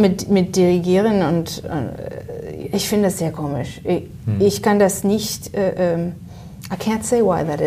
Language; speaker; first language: German; non-native, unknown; English